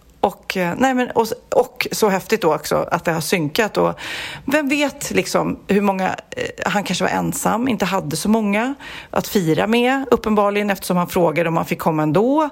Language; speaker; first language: Swedish; native; Swedish